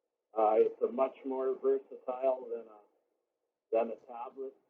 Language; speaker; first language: English; native; English